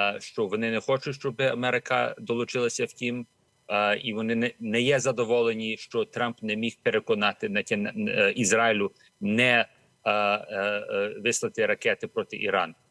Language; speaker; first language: Ukrainian; early bilingual, heritage; Ukrainian